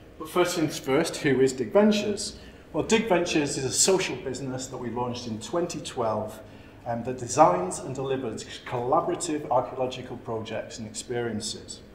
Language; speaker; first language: English; native; English